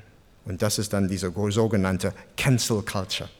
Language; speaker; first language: German; non-native, fluent; English